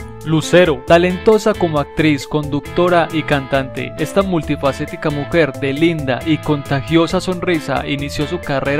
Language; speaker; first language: Spanish; native; Spanish